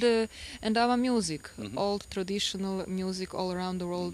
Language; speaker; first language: English; non-native, learner; Croatian